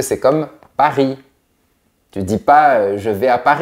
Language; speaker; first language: French; native; French